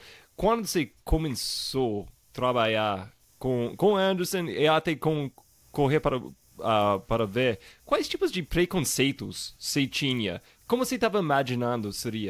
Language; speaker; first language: Portuguese; non-native, fluent; English